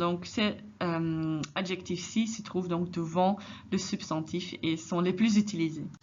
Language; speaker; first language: French; non-native, fluent; Dutch